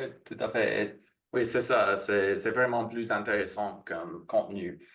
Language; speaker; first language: French; non-native, fluent; English